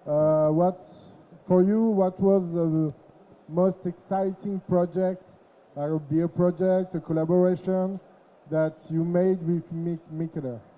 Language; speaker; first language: English; non-native, fluent; French